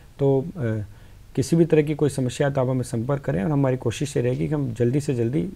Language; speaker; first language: Hindi; native; Hindi